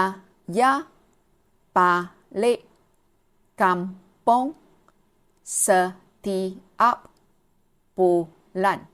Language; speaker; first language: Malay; non-native, local second language; Chinese